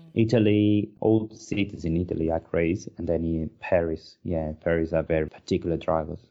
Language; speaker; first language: English; non-native, fluent; Portuguese